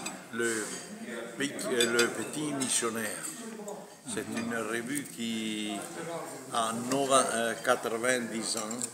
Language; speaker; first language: French; non-native, fluent; Italian